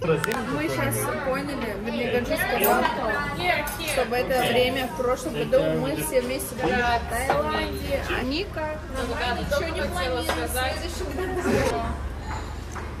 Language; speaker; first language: Russian; native; Russian